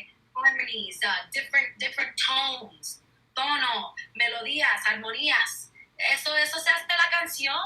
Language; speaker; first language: Spanish; early bilingual, heritage; Spanish